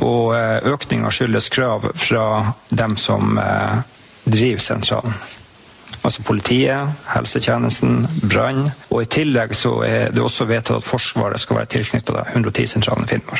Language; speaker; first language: Norwegian; native; Norwegian